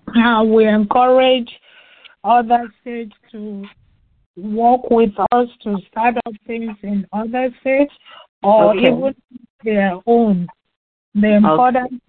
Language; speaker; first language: English; non-native, local second language; Igbo